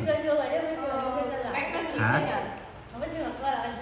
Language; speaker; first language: Chinese; non-native, fluent; Vietnamese